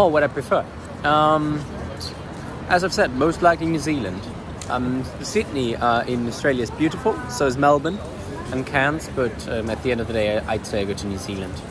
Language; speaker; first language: English; non-native, fluent; German